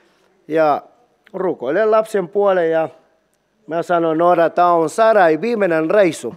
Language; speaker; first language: Finnish; non-native, learner; Spanish